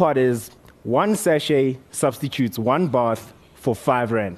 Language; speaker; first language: English; non-native, local second language; Northern Sotho